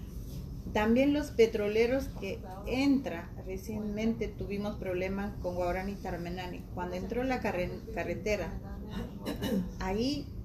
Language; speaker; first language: Spanish; non-native, local second language; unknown